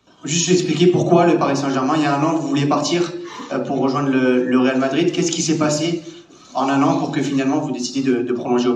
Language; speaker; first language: French; native; French